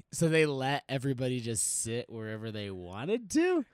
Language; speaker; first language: English; native; English